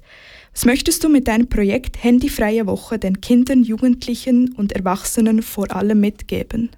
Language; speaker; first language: German; native; German